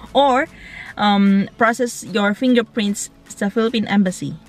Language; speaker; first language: English; non-native, local second language; Cebuano